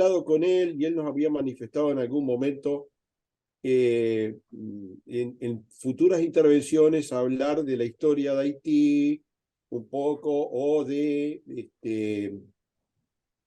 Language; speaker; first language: Spanish; native; Spanish